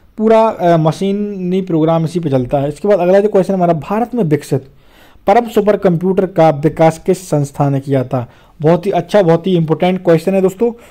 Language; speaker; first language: Hindi; native; Hindi